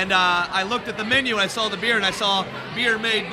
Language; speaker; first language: English; native; English